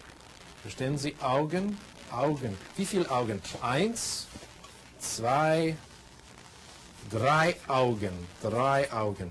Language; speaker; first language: German; non-native, learner; English